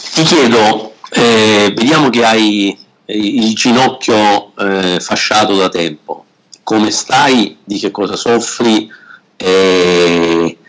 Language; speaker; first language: Italian; native; Italian